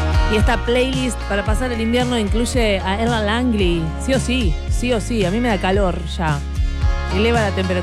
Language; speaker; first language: Spanish; native; Spanish